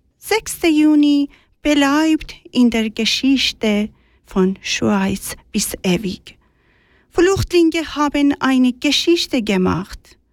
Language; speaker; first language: German; non-native, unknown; Persian